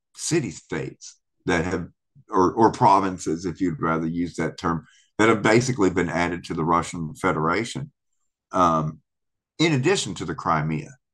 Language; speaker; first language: English; native; English